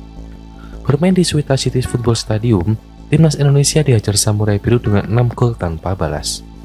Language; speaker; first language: Indonesian; native; Indonesian